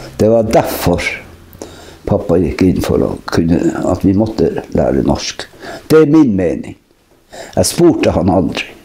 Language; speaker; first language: Norwegian; native; Norwegian